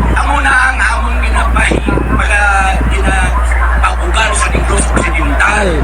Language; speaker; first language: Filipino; non-native, local second language; Hiligaynon